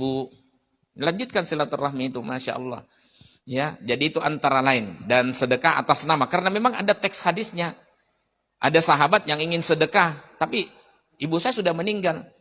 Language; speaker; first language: Indonesian; native; Indonesian